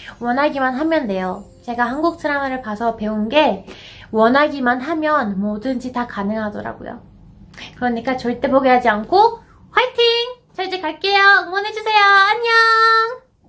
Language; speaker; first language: Korean; non-native, fluent; Persian